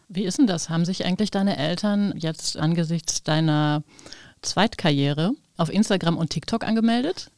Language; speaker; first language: German; native; German